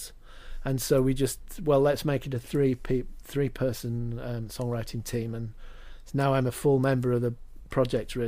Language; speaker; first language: English; native; English